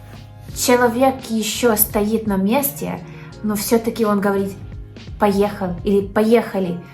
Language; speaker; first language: Russian; non-native, learner; English